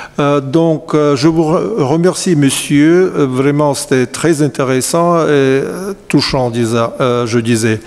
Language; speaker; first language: French; non-native, fluent; Russian